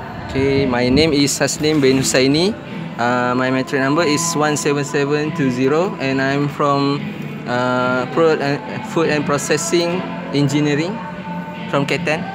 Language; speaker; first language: English; non-native, local second language; Malay